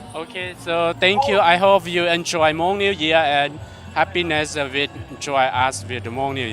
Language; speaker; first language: English; non-native, learner; Hmong